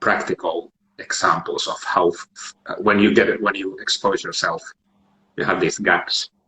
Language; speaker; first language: English; non-native, fluent; Finnish